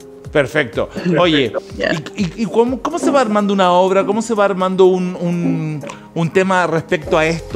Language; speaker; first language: Spanish; native; Spanish